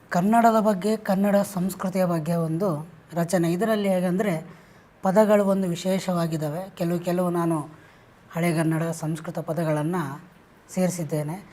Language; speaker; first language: Kannada; native; Kannada